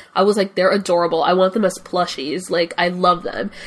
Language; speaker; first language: English; non-native, fluent; Spanish